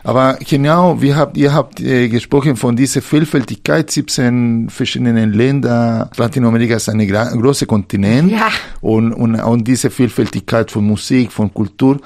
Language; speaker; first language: German; non-native, fluent; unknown